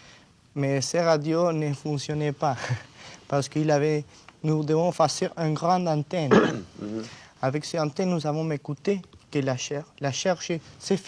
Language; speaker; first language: French; non-native, learner; Spanish